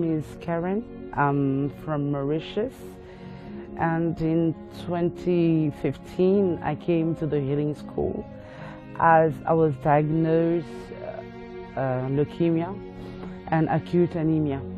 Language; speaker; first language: English; non-native, local second language; Morisyen